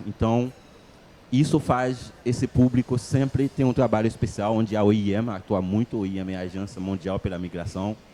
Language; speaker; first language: Portuguese; non-native, fluent; Haitian Creole